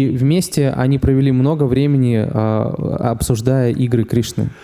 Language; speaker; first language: Russian; native; Russian